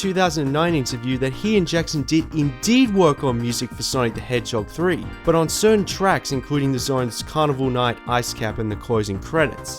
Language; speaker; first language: English; native; English